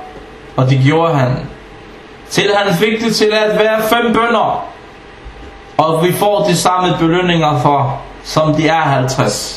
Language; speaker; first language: Danish; non-native, fluent; Arabic